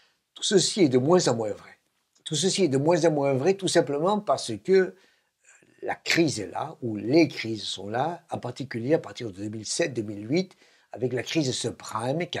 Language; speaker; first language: French; native; French